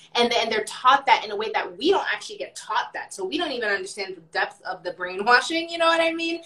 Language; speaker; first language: English; early bilingual, other home language; Spanish